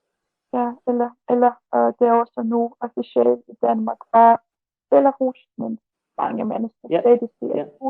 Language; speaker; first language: Danish; non-native, learner; Russian